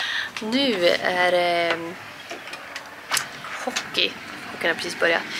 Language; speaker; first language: Swedish; native; Swedish